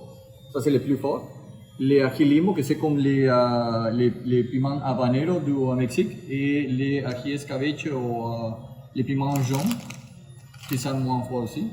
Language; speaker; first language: French; non-native, fluent; Spanish